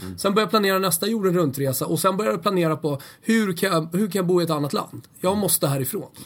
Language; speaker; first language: Swedish; native; Swedish